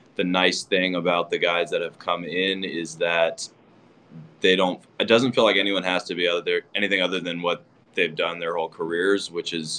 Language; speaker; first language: English; native; English